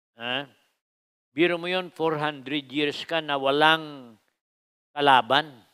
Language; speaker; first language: Filipino; non-native, local second language; Cebuano